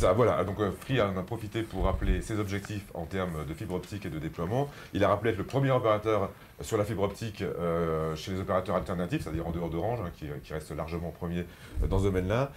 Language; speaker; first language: French; native; French